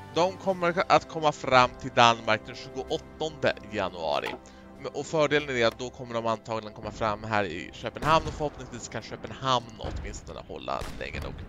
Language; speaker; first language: Swedish; native; Swedish